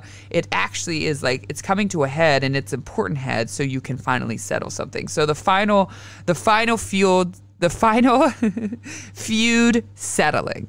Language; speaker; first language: English; native; English